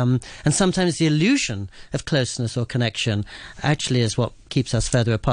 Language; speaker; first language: English; native; English